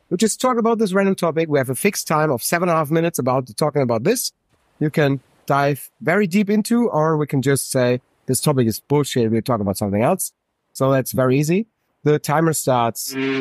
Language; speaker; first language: English; non-native, fluent; German